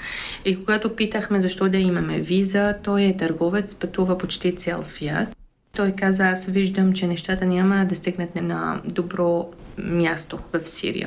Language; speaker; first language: Bulgarian; non-native, fluent; Arabic